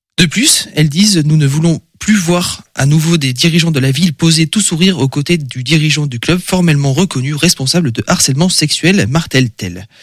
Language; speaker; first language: French; native; French